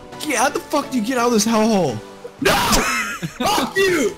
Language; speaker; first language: English; native; English